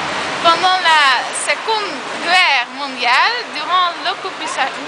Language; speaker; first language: French; non-native, learner; Dutch